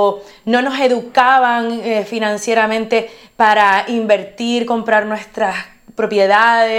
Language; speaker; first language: Spanish; native; Spanish